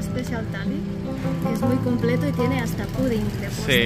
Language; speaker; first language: Spanish; native; Spanish